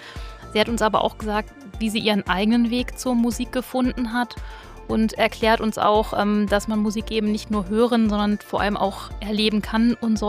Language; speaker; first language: German; native; German